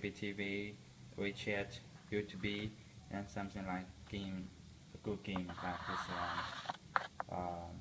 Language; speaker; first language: English; non-native, learner; Chinese